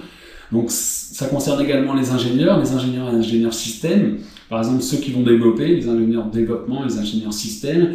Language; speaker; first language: French; native; French